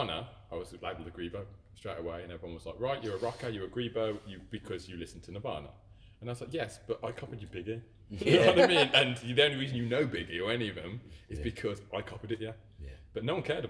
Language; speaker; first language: English; native; English